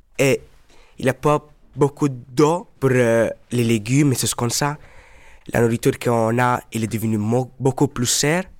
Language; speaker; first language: French; non-native, learner; Arabic